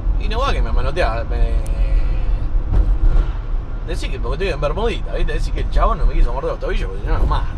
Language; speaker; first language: Spanish; native; Spanish